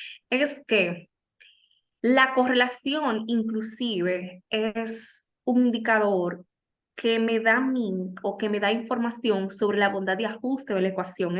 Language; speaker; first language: Spanish; native; Spanish